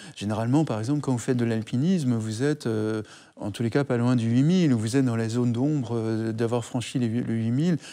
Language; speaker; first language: French; native; French